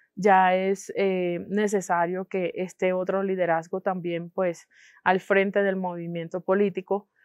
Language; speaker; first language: Spanish; non-native, local second language; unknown